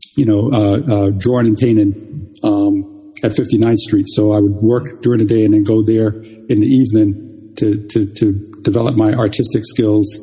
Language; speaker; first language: English; early bilingual, other home language; Jamaican Creole English